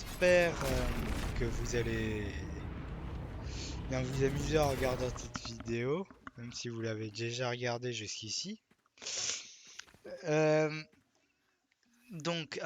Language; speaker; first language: French; native; French